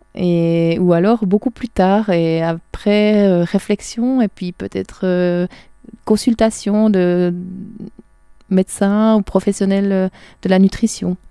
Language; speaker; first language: French; native; French